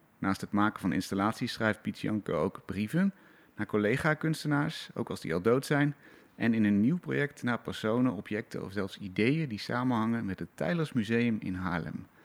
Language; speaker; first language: Dutch; native; Dutch